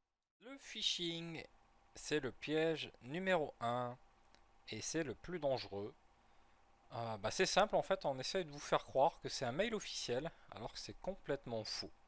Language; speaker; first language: French; native; French